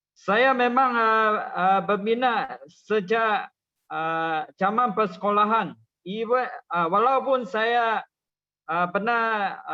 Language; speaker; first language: Malay; non-native, local second language; Chinese